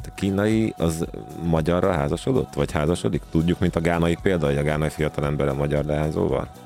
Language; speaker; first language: Hungarian; native; Hungarian